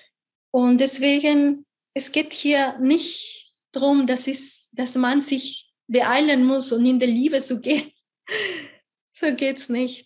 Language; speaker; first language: German; non-native, fluent; Spanish